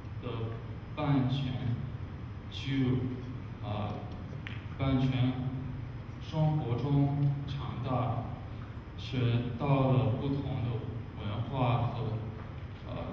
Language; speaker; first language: Chinese; non-native, learner; English